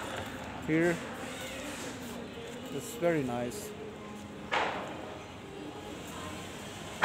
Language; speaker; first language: English; non-native, learner; Lao